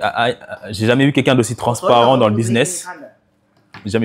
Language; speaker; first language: French; native; French